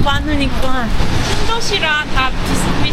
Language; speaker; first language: Korean; native; Korean